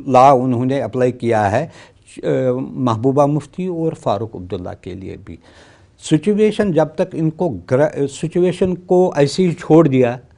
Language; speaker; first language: Hindi; non-native, local second language; Kashmiri